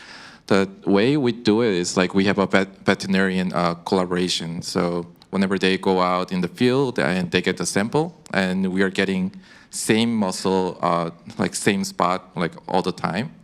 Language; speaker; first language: English; non-native, fluent; Korean